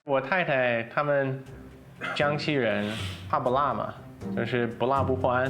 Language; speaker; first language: Chinese; non-native, fluent; English